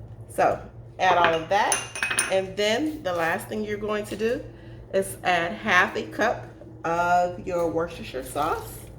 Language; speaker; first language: English; native; English